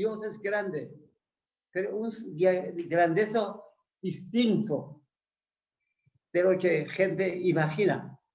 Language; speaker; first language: Spanish; non-native, learner; Persian